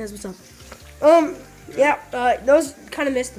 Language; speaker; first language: English; native; English